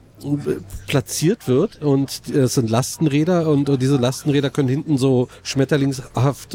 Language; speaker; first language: German; native; German